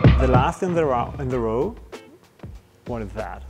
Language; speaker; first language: English; non-native, fluent; German